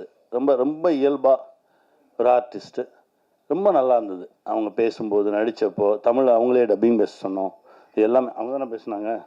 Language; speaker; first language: Tamil; native; Tamil